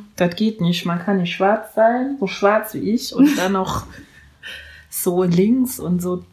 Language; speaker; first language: German; early bilingual, other home language; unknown